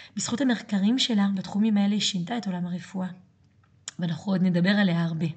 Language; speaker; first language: Hebrew; early bilingual, other home language; French